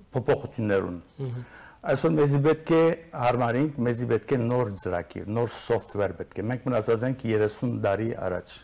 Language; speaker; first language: Armenian; early bilingual, heritage; Arabic